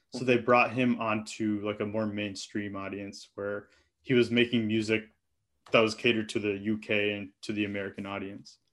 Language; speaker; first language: English; native; English